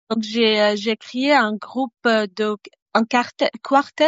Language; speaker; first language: French; non-native, fluent; Arabic